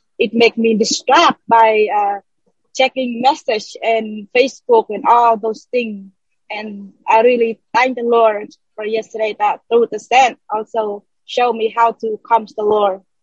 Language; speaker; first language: English; non-native, learner; Vietnamese